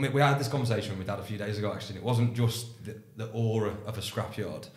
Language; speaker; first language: English; native; English